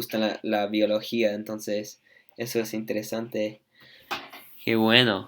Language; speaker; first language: Spanish; non-native, fluent; English